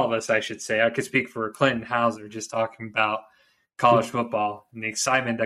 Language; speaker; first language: English; native; English